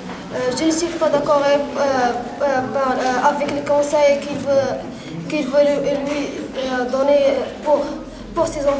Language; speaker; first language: French; non-native, learner; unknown